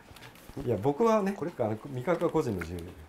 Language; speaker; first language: Japanese; native; Japanese